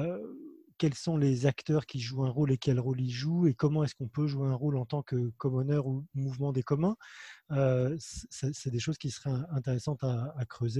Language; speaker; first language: French; native; French